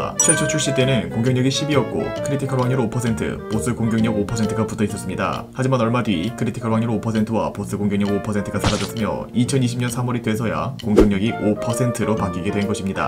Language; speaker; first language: Korean; native; Korean